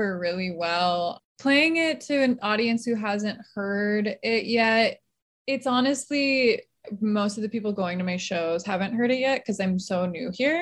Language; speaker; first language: English; native; English